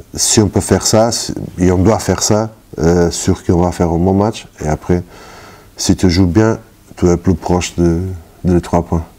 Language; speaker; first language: French; non-native, fluent; Portuguese